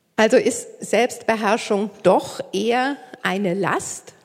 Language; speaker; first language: German; native; German